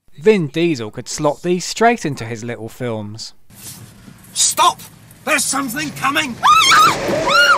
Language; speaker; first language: English; native; English